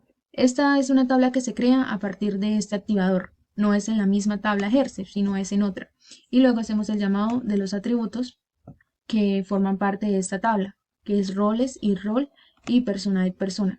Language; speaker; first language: Spanish; native; Spanish